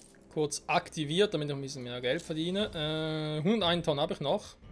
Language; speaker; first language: German; native; German